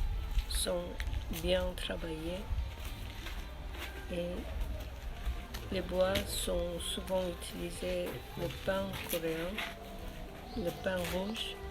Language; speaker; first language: French; non-native, learner; Korean